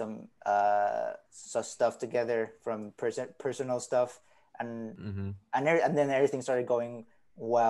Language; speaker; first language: English; non-native, fluent; Spanish